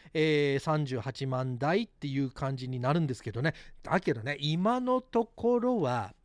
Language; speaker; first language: Japanese; early bilingual, heritage; Japanese